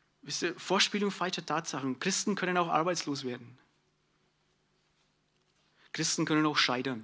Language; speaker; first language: German; native; German